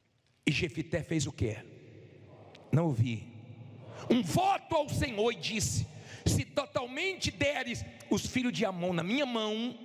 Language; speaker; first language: Portuguese; native; Portuguese